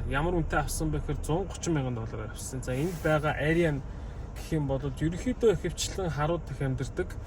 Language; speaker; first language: Mongolian; native; Mongolian